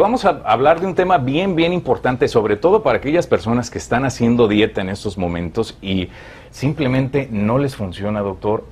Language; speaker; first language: Spanish; native; Spanish